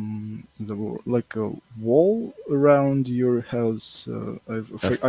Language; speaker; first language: English; non-native, fluent; Russian